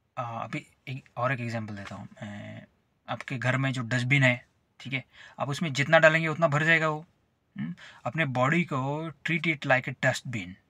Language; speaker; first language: Hindi; non-native, local second language; Marathi